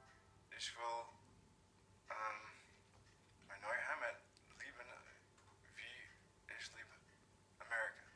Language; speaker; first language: German; non-native, learner; English